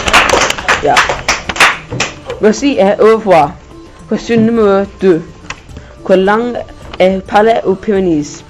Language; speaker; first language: French; non-native, learner; English